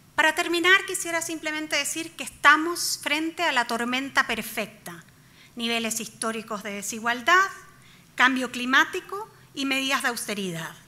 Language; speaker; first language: Spanish; native; Spanish